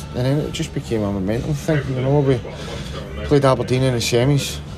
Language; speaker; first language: English; native; English